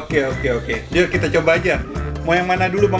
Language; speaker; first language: Indonesian; native; Indonesian